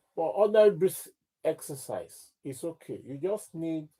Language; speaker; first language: English; non-native, local second language; Yoruba